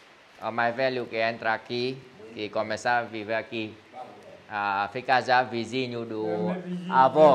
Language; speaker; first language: Portuguese; non-native, learner; Vietnamese